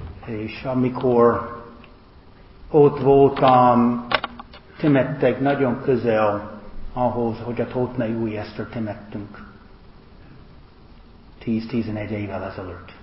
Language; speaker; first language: Hungarian; non-native, learner; English